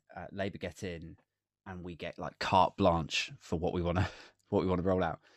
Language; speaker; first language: English; native; English